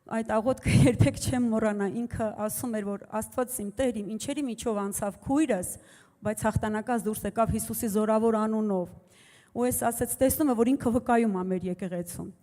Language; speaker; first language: Armenian; native; Armenian